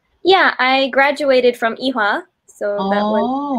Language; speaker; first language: English; non-native, fluent; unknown